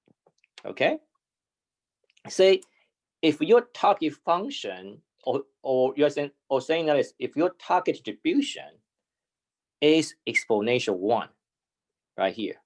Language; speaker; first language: English; non-native, fluent; Chinese